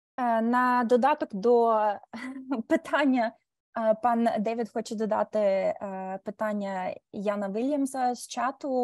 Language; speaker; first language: Ukrainian; early bilingual, heritage; Ukrainian